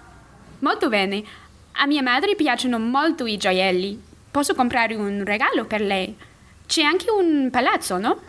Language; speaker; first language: Italian; non-native, learner; English